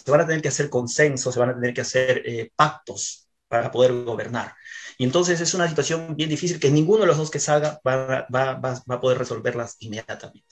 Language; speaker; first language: Spanish; native; Spanish